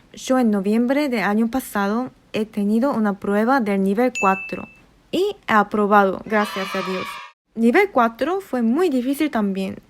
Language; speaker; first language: Spanish; non-native, fluent; Korean